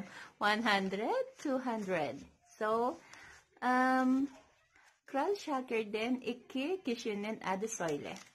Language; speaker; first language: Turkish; non-native, learner; Filipino